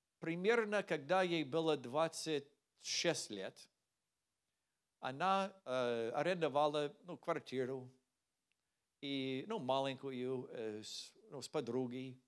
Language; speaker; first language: Russian; non-native, learner; English